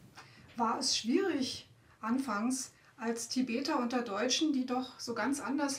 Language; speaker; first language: German; native; German